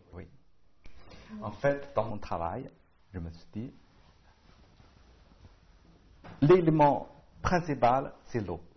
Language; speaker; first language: French; non-native, learner; Chinese